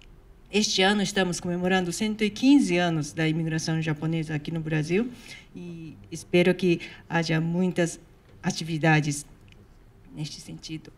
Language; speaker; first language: Portuguese; non-native, fluent; Japanese